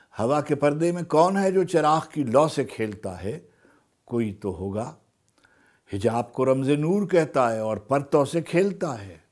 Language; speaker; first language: Urdu; native; Urdu